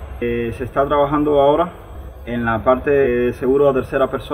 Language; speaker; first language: Spanish; native; Spanish